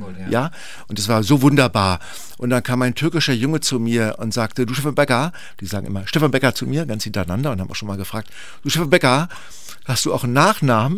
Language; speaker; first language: German; native; German